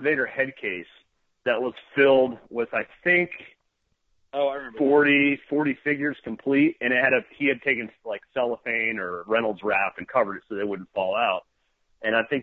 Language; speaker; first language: English; native; English